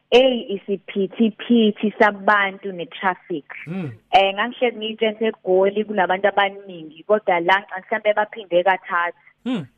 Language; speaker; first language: Zulu; native; Zulu